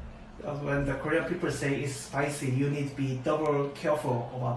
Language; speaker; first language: English; non-native, learner; Korean